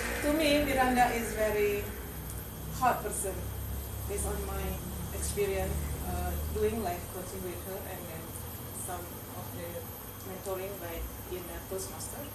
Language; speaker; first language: English; non-native, learner; Indonesian